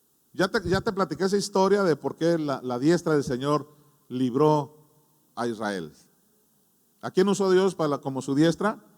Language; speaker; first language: Spanish; native; Spanish